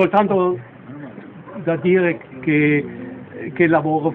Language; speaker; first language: Italian; non-native, fluent; German